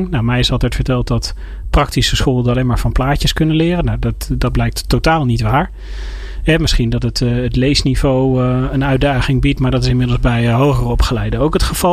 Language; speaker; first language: Dutch; native; Dutch